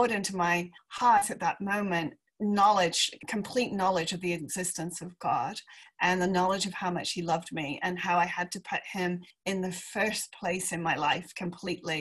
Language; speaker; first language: English; native; English